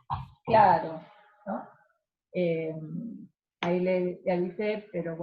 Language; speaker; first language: Spanish; native; Spanish